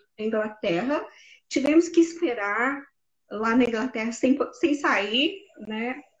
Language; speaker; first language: Portuguese; native; Portuguese